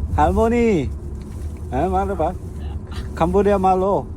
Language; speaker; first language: Korean; non-native, learner; Khmer